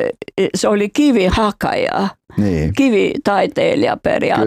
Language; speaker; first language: Finnish; non-native, fluent; Albanian